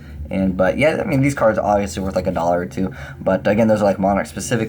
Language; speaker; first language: English; native; English